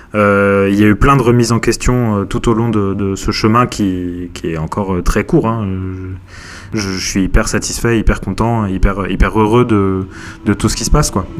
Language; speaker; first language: French; native; French